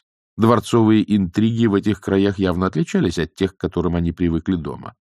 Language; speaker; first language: Russian; native; Russian